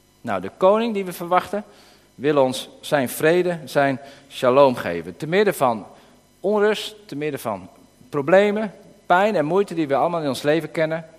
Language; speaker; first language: Dutch; native; Dutch